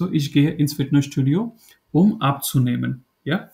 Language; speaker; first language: German; non-native, fluent; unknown